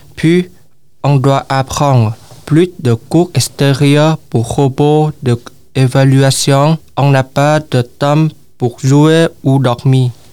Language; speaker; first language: French; non-native, learner; Vietnamese